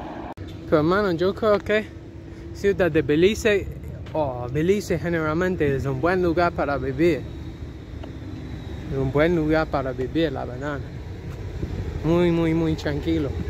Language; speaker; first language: Spanish; non-native, learner; English